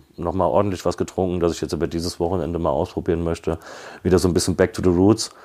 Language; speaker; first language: German; native; German